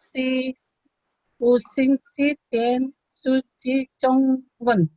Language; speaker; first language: Chinese; non-native, learner; Indonesian